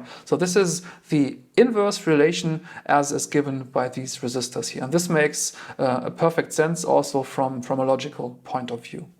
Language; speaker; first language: English; non-native, fluent; German